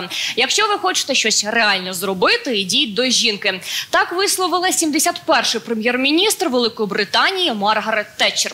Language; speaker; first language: Ukrainian; native; Ukrainian